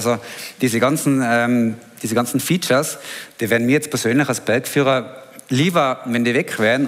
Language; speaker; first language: German; native; German